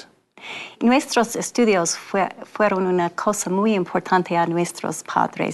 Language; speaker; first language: Spanish; non-native, fluent; English